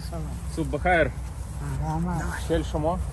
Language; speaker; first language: Russian; native; Russian